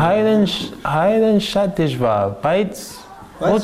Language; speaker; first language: Armenian; non-native, learner; English